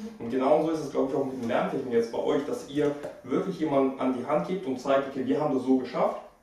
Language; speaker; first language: German; early bilingual, other home language; Russian